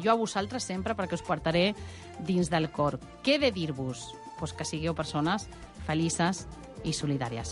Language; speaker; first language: Catalan; non-native, local second language; Spanish